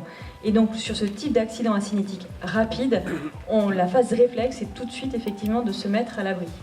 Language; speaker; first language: French; native; French